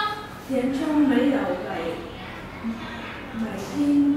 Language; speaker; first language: Chinese; non-native, learner; Vietnamese